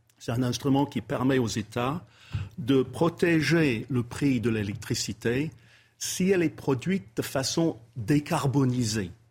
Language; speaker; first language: French; non-native, fluent; English